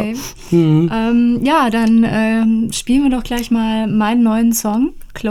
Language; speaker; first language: German; native; German